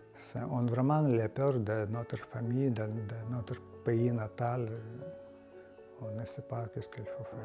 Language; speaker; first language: French; non-native, learner; Ukrainian